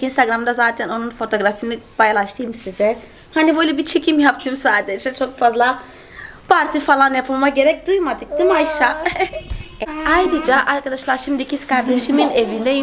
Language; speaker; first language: Turkish; non-native, fluent; Portuguese